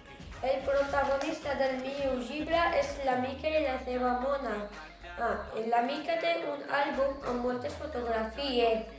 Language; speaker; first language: Catalan; non-native, learner; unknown